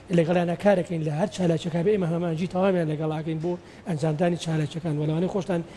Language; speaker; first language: Central Kurdish; native; Central Kurdish